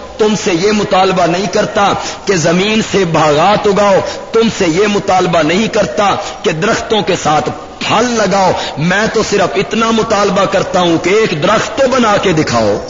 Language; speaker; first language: Urdu; non-native, local second language; Punjabi